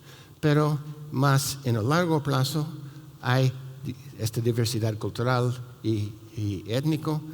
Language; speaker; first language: Spanish; non-native, fluent; English